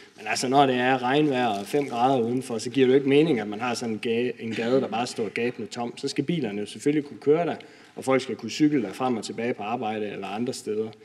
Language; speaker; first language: Danish; native; Danish